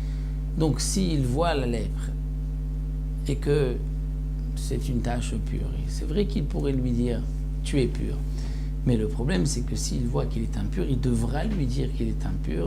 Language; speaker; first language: French; native; French